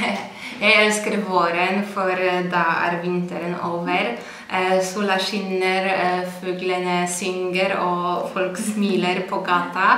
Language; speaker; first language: Norwegian; non-native, fluent; Polish